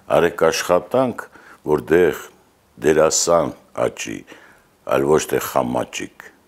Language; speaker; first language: Armenian; native; Armenian